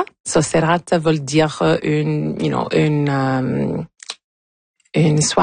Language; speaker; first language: French; non-native, local second language; English